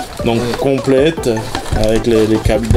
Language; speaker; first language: French; native; French